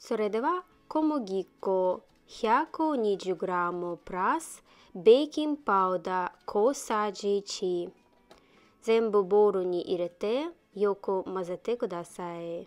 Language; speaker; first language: Japanese; non-native, learner; Russian